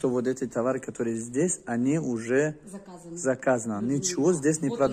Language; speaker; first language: Russian; non-native, fluent; Tajik